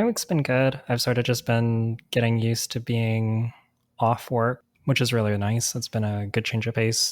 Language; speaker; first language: English; native; English